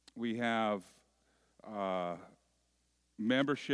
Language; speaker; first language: English; native; English